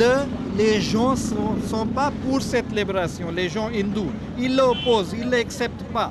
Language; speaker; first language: French; non-native, fluent; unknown